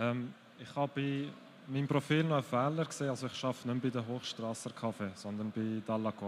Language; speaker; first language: German; native; German